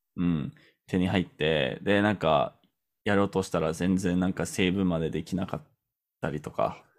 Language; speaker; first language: Japanese; non-native, fluent; English